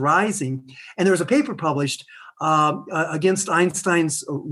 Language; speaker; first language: English; native; English